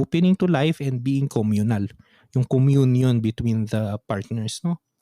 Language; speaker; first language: Filipino; native; Filipino